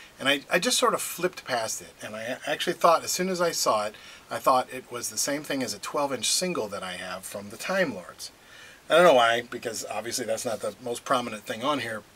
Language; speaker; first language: English; native; English